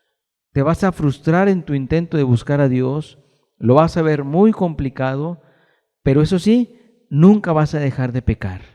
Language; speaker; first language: Spanish; native; Spanish